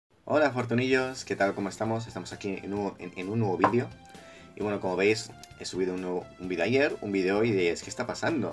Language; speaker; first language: Spanish; native; Spanish